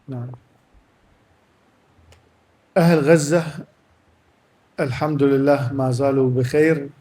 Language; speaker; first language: Arabic; native; Arabic